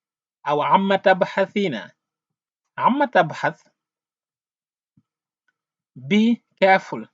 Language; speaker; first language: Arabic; non-native, fluent; Wolof